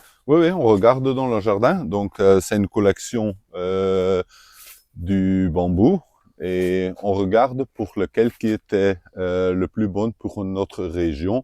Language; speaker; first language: French; non-native, local second language; Dutch